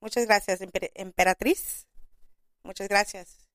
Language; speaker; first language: Spanish; early bilingual, other home language; English